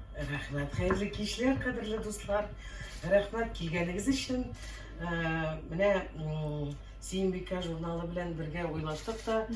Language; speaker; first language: Tatar; native; Tatar